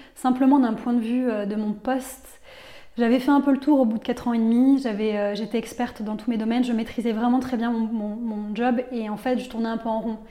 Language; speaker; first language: French; native; French